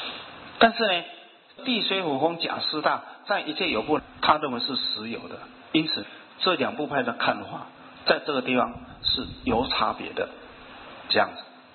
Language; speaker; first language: Chinese; native; Chinese